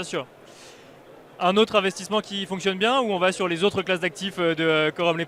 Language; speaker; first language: French; native; French